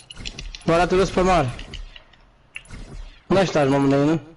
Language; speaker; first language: Portuguese; native; Portuguese